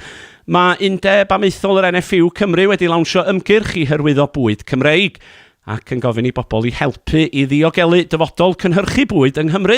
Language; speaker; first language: Welsh; native; Welsh